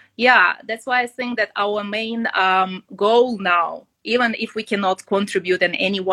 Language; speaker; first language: English; non-native, fluent; Ukrainian